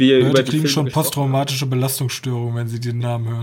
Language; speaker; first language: German; native; German